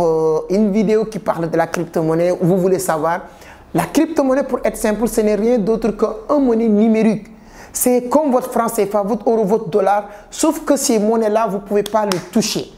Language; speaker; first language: French; non-native, local second language; Wolof